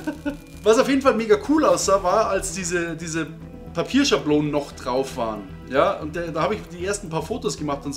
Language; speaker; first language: German; native; German